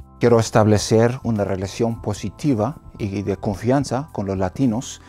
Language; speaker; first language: Spanish; non-native, fluent; English